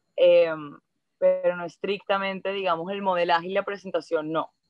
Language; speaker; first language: Spanish; native; Spanish